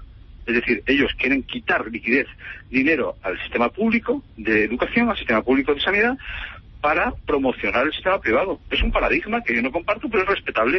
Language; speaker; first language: Spanish; native; Spanish